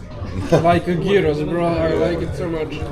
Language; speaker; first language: English; non-native, learner; Serbian